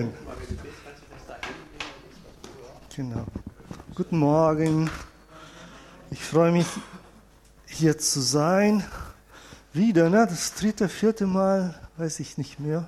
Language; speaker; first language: German; non-native, fluent; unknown